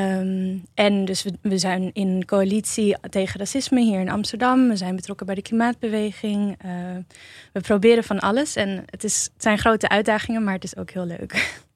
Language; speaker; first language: Dutch; native; Dutch